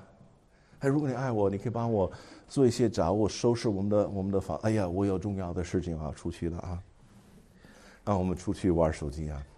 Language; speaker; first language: Chinese; non-native, fluent; English